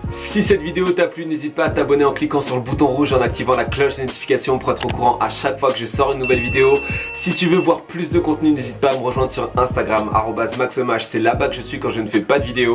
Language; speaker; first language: French; native; French